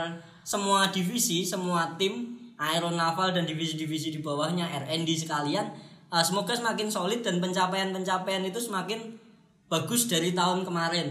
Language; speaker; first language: Indonesian; native; Indonesian